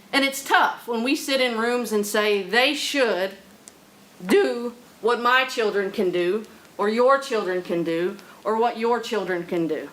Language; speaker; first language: English; native; English